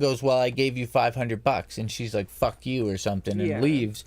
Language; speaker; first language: English; native; English